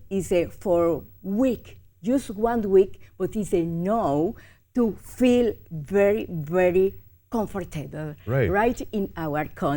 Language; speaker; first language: English; non-native, learner; Spanish